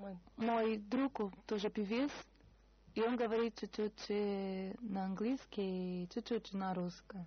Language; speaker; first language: Russian; non-native, learner; Portuguese